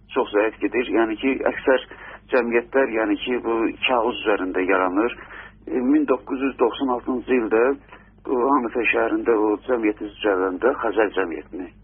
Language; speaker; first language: Azerbaijani; native; Azerbaijani